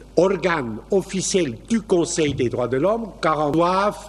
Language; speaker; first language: French; native; French